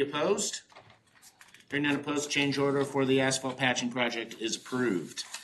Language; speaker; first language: English; native; English